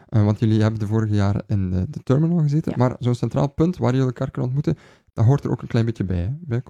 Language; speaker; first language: Dutch; native; Dutch